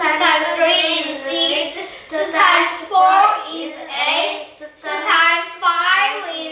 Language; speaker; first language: English; non-native, learner; Korean